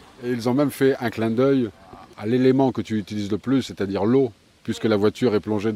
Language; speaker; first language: French; native; French